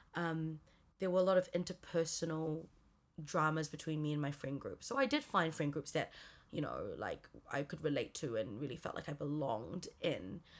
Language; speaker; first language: English; native; English